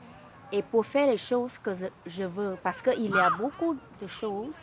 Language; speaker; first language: French; non-native, learner; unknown